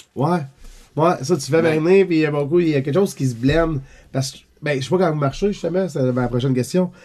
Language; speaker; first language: French; native; French